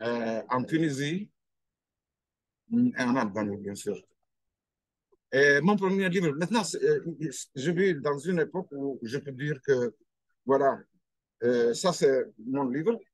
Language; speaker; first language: French; non-native, fluent; Albanian